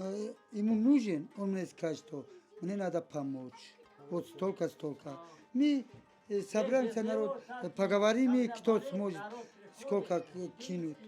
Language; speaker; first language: Russian; non-native, learner; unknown